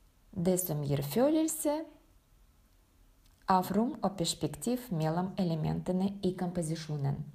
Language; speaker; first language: Norwegian; non-native, fluent; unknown